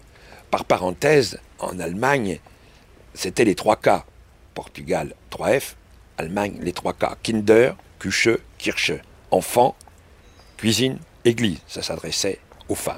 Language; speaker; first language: French; native; French